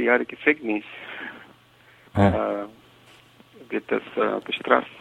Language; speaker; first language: German; non-native, fluent; Spanish